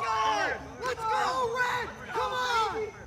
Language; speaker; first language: English; native; English